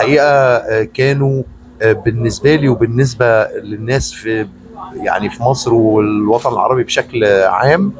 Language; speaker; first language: Arabic; native; Arabic